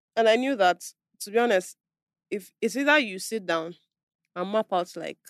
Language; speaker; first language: English; non-native, local second language; Yoruba